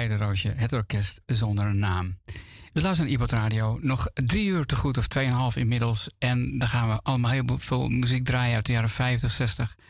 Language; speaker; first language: Dutch; native; Dutch